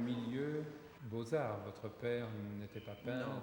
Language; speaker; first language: French; native; French